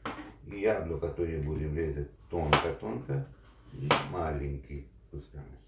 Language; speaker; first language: Russian; non-native, learner; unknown